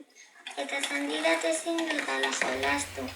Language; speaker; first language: Basque; non-native, local second language; Spanish